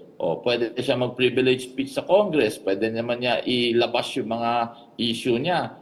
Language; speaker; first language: Filipino; non-native, local second language; Waray